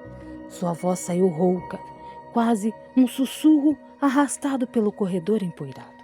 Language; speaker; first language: Portuguese; native; Portuguese